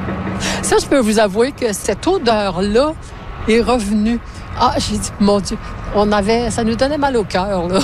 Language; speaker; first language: French; native; French